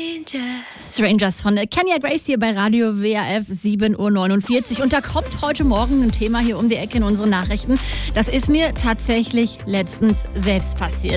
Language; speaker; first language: German; native; German